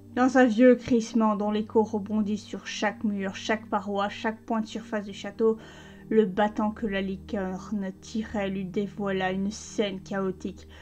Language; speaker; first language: French; native; French